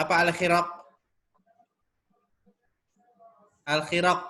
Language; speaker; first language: Arabic; non-native, fluent; Indonesian